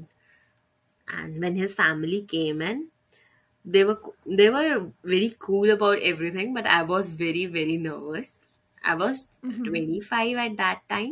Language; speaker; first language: English; non-native, local second language; Hindi